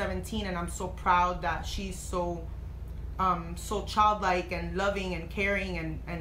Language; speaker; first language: English; native; English